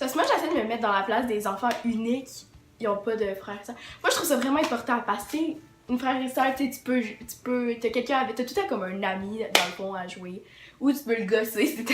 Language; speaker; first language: French; native; French